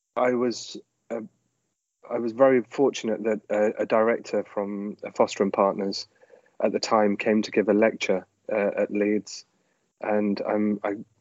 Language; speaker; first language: English; native; English